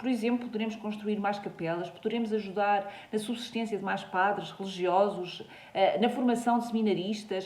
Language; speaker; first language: Portuguese; native; Portuguese